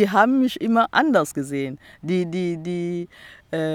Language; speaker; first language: German; non-native, fluent; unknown